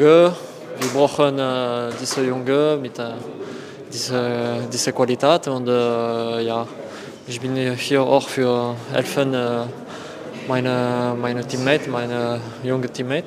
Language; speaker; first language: German; non-native, learner; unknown